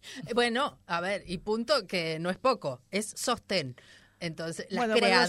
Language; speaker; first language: Spanish; native; Spanish